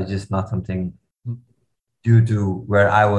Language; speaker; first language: English; non-native, local second language; Hindi